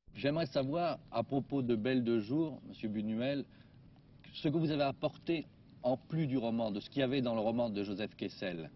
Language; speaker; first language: French; native; French